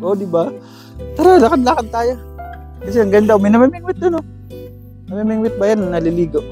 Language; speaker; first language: Filipino; non-native, local second language; Waray